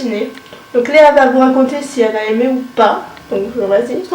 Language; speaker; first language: French; native; French